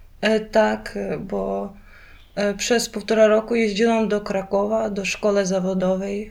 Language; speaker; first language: Polish; non-native, learner; Ukrainian